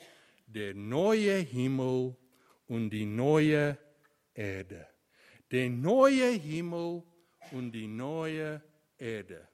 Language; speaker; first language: German; non-native, fluent; Afrikaans